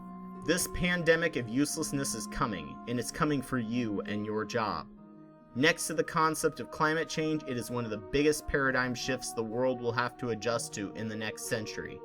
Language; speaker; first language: English; native; English